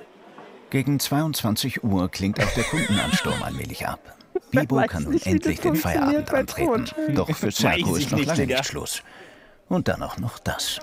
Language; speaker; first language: German; native; German